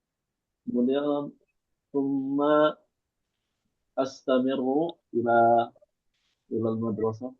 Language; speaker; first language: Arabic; non-native, learner; Indonesian